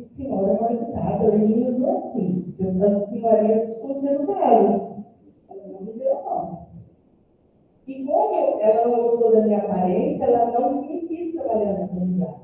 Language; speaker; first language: Portuguese; native; Portuguese